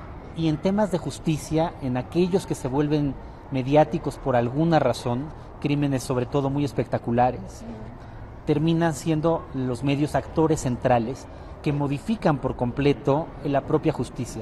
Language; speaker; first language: Spanish; native; Spanish